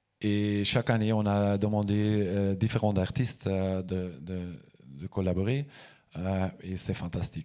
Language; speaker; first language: French; non-native, local second language; Dutch